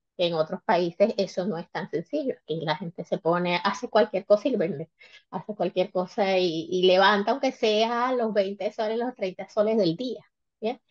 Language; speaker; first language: Spanish; native; Spanish